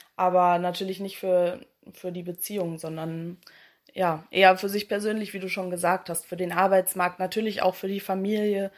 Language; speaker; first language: German; native; German